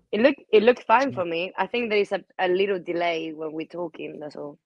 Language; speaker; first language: English; non-native, fluent; Spanish